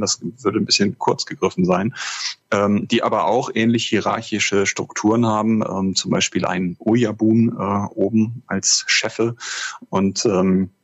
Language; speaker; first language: German; native; German